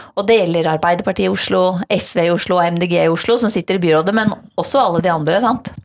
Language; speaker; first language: Norwegian; native; Norwegian